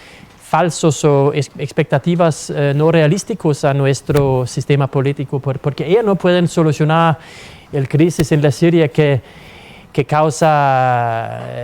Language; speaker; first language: Spanish; non-native, fluent; Danish